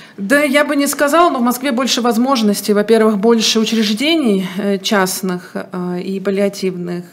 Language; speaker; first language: Russian; native; Russian